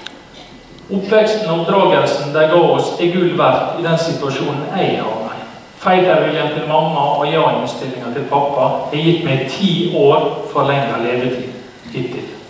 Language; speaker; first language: Norwegian; native; Norwegian